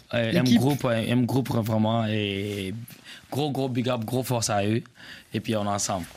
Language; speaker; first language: French; non-native, local second language; Bambara